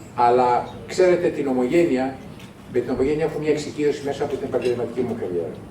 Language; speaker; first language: Greek; native; Greek